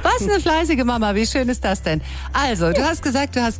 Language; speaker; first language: German; native; German